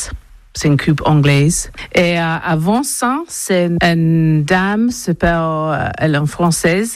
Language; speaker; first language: French; non-native, learner; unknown